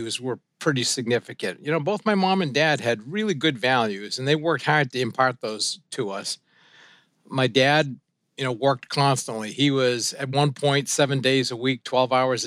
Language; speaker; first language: English; early bilingual, other home language; French